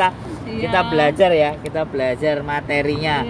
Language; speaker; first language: Indonesian; non-native, local second language; Javanese